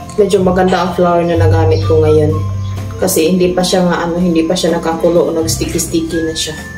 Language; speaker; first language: Filipino; non-native, local second language; Cebuano